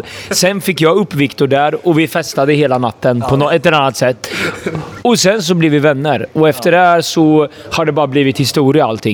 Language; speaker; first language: Swedish; native; Swedish